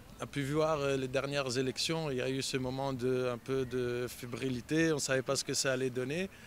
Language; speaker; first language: French; early bilingual, heritage; French